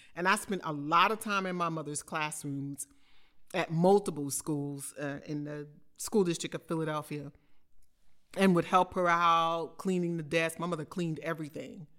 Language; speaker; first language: English; native; English